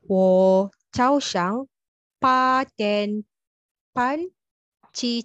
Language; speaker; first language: Chinese; non-native, learner; Malay